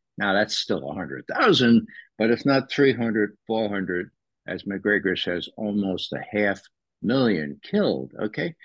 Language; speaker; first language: English; native; English